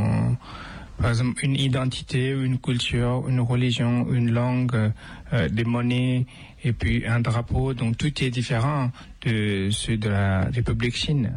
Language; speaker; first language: French; non-native, fluent; Tibetan